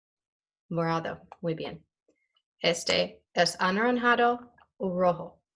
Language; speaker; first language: Spanish; non-native, fluent; English